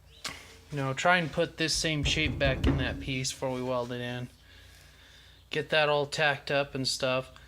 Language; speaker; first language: English; native; English